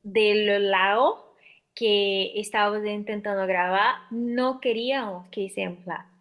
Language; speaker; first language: Spanish; non-native, learner; Portuguese